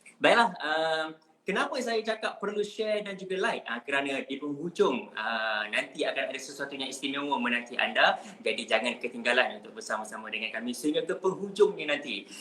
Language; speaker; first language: Malay; native; Malay